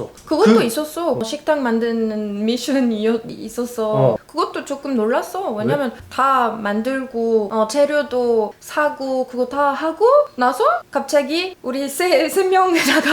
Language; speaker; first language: Korean; non-native, fluent; Arabic